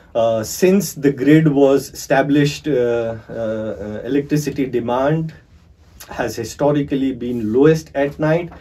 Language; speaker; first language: English; non-native, local second language; Marathi